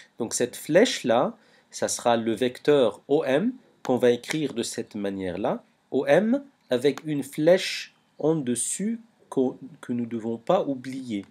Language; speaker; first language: French; non-native, local second language; Arabic